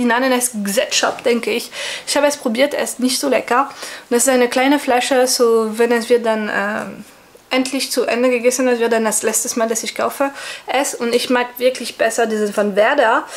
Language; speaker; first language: German; non-native, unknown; French